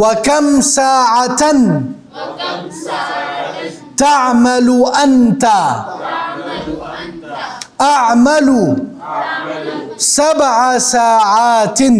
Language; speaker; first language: Arabic; non-native, fluent; Urdu